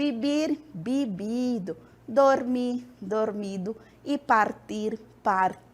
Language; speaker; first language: Spanish; non-native, fluent; Portuguese